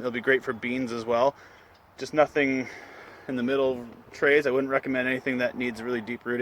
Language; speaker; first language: English; native; English